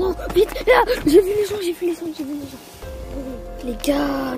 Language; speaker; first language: French; native; French